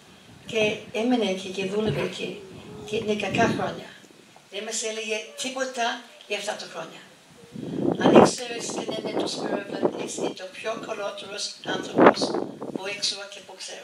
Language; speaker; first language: Greek; early bilingual, heritage; English